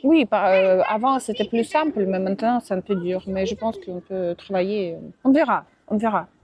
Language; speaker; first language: French; non-native, fluent; Russian